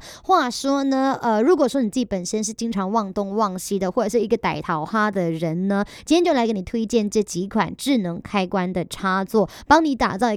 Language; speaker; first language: Chinese; native; Chinese